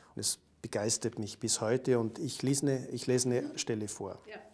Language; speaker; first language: German; native; German